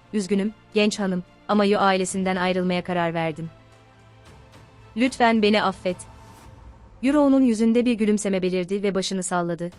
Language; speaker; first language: Turkish; native; Turkish